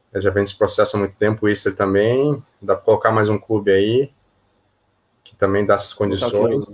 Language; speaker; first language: Portuguese; native; Portuguese